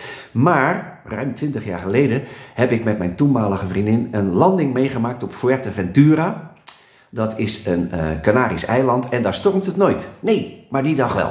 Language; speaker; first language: Dutch; native; Dutch